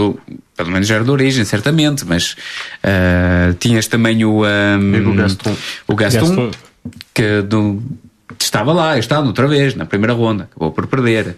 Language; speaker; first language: Portuguese; native; Portuguese